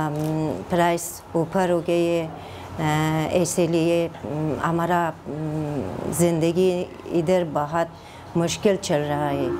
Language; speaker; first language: Hindi; non-native, learner; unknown